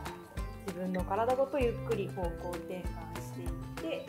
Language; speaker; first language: Japanese; native; Japanese